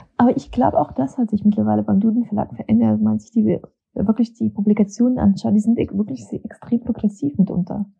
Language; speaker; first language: German; early bilingual, other home language; Russian